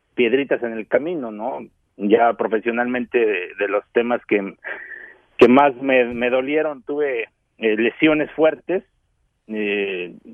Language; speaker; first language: Spanish; native; Spanish